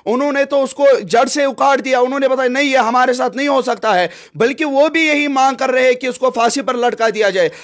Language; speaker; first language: Hindi; non-native, local second language; Kashmiri